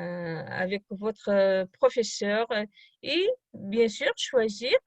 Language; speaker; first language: French; non-native, fluent; Kazakh